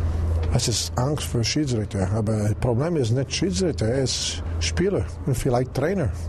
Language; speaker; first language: German; non-native, learner; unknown